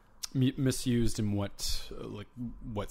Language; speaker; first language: English; native; English